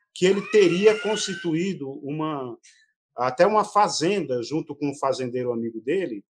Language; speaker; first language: Portuguese; native; Portuguese